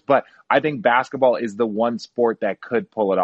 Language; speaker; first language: English; native; English